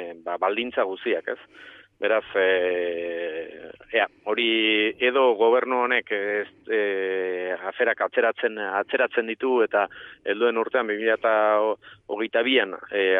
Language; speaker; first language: Basque; native; Basque